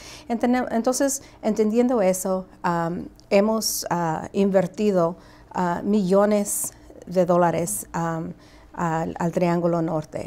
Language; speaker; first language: Spanish; early bilingual, heritage; Spanish